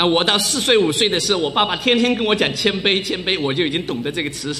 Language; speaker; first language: Chinese; native; Chinese